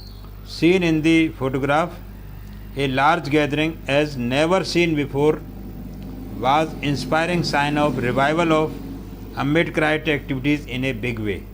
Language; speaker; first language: English; non-native, local second language; Hindi